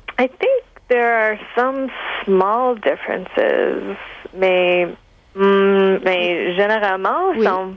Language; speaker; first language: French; non-native, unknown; English